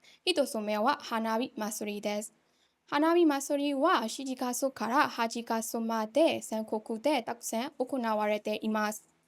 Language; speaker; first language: Japanese; non-native, learner; Burmese